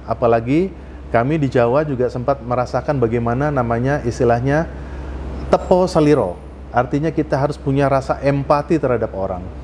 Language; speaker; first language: Indonesian; native; Indonesian